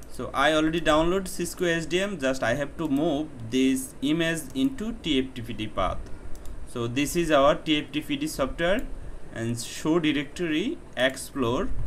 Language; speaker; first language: English; non-native, local second language; Bangla